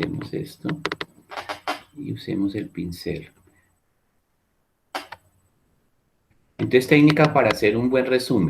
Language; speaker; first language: Spanish; native; Spanish